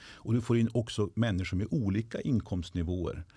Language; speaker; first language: Swedish; native; Swedish